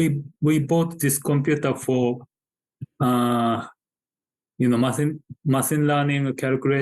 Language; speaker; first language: English; non-native, fluent; Japanese